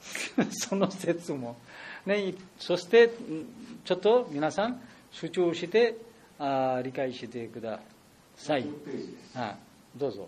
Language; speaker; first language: Japanese; non-native, learner; Bangla